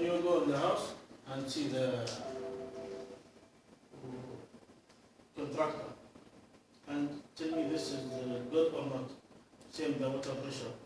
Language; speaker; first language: English; non-native, learner; Arabic